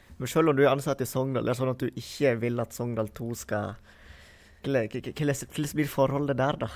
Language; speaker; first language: Norwegian; native; Norwegian